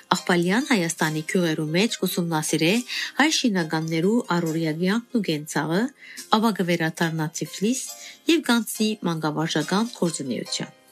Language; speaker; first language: Armenian; native; Armenian